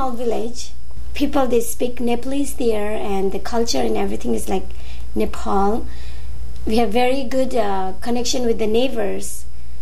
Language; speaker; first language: English; non-native, local second language; Nepali